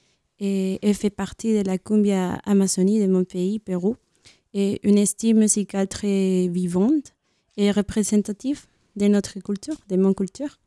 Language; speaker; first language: French; non-native, learner; Spanish